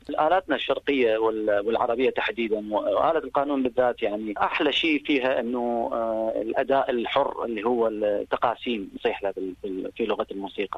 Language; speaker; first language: Arabic; native; Arabic